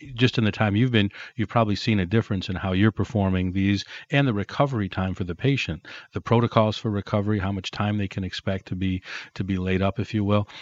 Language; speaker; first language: English; native; English